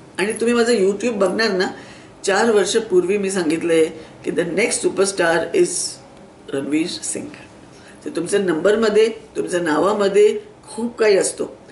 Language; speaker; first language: Marathi; non-native, local second language; Sindhi